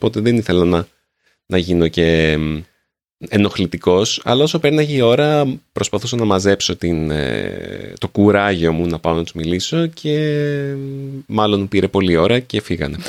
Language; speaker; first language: Greek; native; Greek